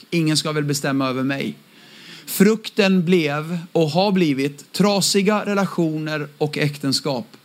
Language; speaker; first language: Swedish; early bilingual, other home language; Aramaic